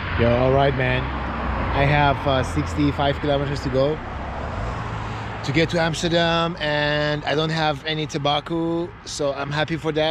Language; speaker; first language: English; non-native, fluent; Persian